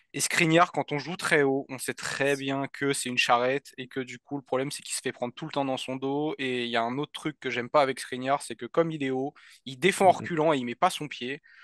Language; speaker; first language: French; native; French